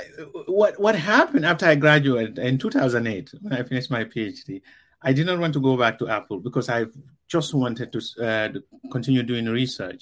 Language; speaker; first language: English; non-native, local second language; Mandingo